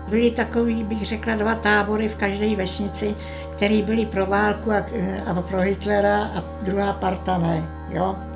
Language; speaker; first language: Czech; non-native, local second language; German